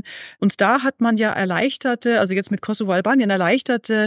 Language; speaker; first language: German; native; German